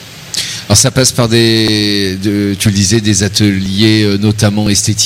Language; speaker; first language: French; native; French